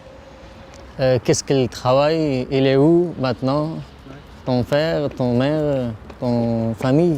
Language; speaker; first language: French; non-native, learner; Pashto